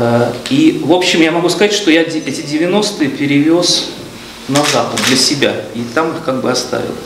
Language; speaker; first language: Russian; native; Russian